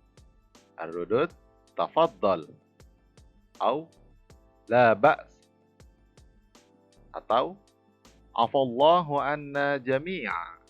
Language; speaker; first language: Arabic; non-native, fluent; Indonesian